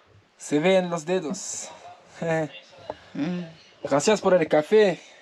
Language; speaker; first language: Spanish; non-native, learner; French